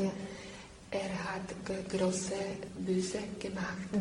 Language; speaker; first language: German; non-native, learner; Slovak